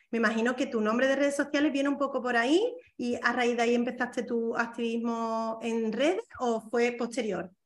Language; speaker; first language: Spanish; native; Spanish